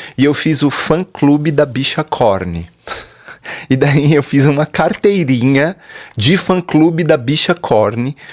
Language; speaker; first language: Portuguese; native; Portuguese